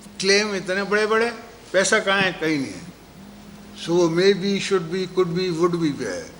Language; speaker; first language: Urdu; non-native, local second language; Sindhi